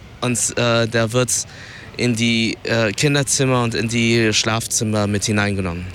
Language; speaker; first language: German; early bilingual, other home language; Vietnamese